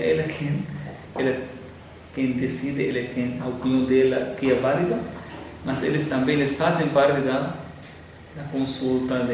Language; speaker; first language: Portuguese; non-native, fluent; Arabic